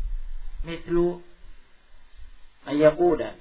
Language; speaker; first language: Arabic; non-native, fluent; Indonesian